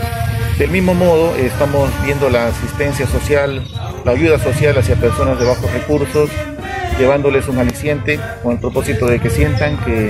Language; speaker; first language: Spanish; native; Spanish